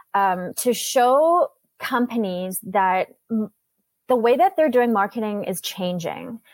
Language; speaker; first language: English; native; English